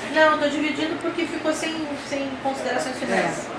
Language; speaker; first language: Portuguese; native; Portuguese